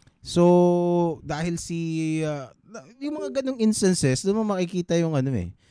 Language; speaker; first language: Filipino; native; Filipino